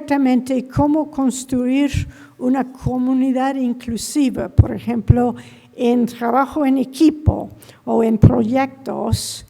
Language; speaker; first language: Spanish; non-native, fluent; English